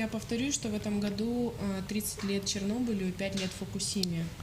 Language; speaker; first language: Russian; native; Russian